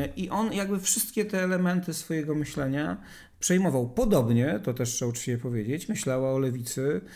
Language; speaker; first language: Polish; native; Polish